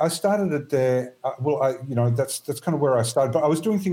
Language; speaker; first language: English; native; English